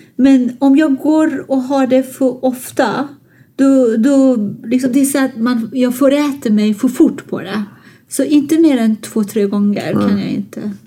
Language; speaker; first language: Swedish; non-native, fluent; Persian